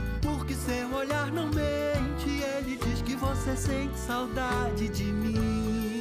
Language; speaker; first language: Portuguese; native; Portuguese